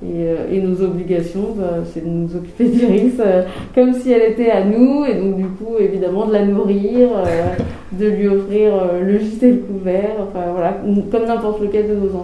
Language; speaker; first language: French; native; French